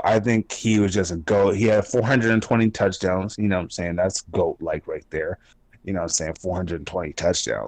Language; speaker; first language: English; native; English